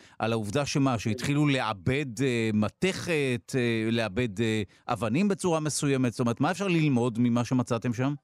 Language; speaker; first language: Hebrew; native; Hebrew